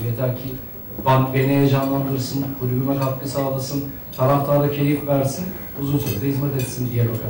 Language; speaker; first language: Turkish; native; Turkish